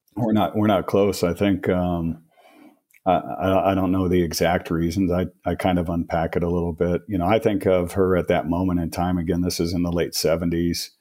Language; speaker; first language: English; native; English